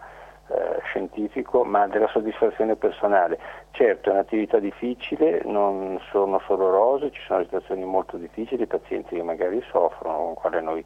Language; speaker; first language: Italian; native; Italian